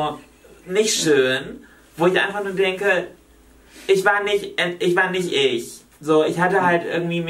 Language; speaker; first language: German; native; German